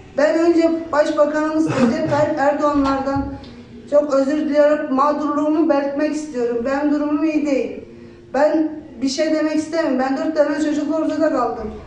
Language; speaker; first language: Turkish; native; Turkish